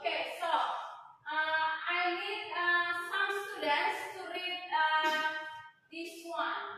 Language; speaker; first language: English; non-native, fluent; Indonesian